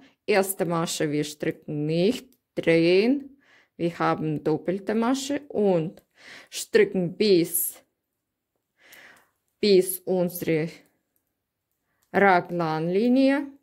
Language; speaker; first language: German; non-native, learner; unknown